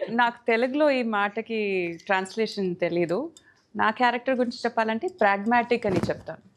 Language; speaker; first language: Telugu; non-native, fluent; Tamil